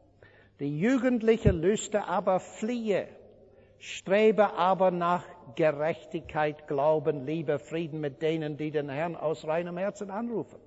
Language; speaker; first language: German; non-native, fluent; English